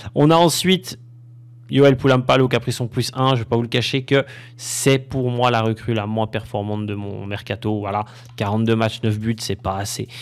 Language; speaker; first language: French; native; French